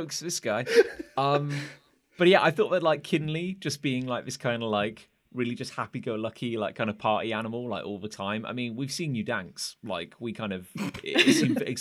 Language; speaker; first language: English; native; English